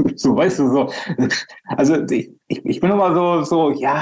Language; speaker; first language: German; native; German